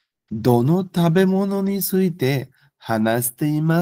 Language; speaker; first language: Japanese; non-native, fluent; Bangla